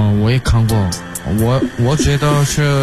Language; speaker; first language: Chinese; non-native, learner; Korean